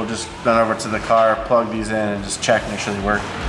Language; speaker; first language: English; native; English